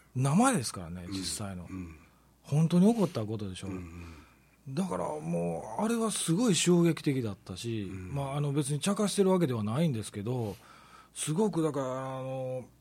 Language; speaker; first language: Japanese; native; Japanese